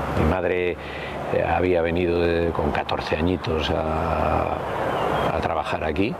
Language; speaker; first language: Spanish; native; Spanish